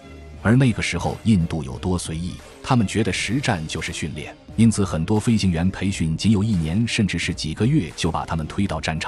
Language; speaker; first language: Chinese; native; Chinese